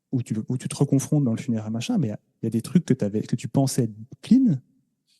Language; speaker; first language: French; native; French